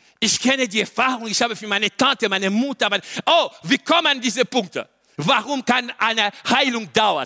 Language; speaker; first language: German; non-native, learner; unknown